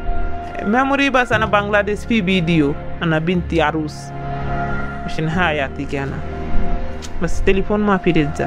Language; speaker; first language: Arabic; non-native, learner; Bangla